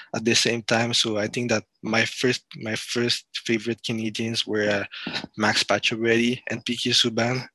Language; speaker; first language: English; non-native, fluent; French